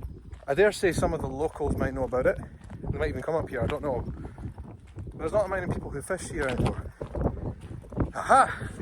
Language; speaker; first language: English; native; English